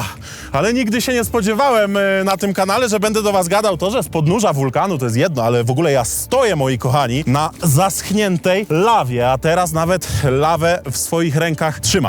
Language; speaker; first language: Polish; native; Polish